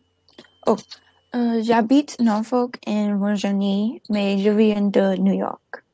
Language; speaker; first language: French; non-native, learner; English